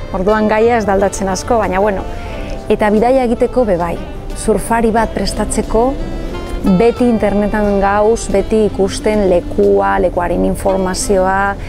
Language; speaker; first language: Basque; non-native, local second language; Spanish